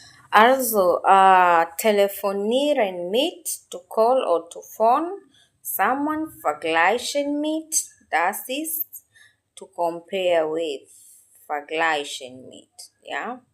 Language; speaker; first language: German; non-native, learner; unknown